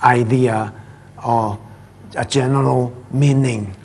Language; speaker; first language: English; non-native, fluent; Thai